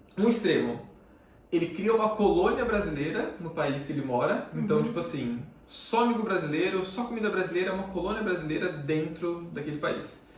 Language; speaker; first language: Portuguese; native; Portuguese